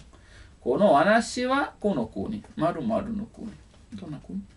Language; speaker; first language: Japanese; non-native, learner; Italian